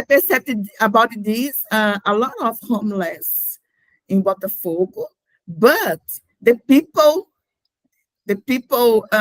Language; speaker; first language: English; non-native, learner; Portuguese